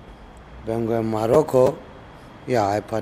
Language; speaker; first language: Spanish; non-native, learner; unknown